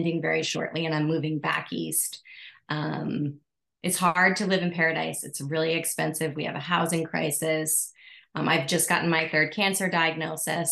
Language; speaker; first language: English; native; English